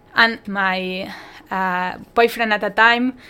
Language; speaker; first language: English; non-native, fluent; Spanish